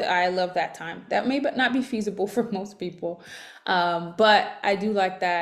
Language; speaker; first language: English; native; English